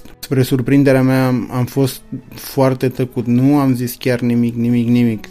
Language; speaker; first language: Romanian; native; Romanian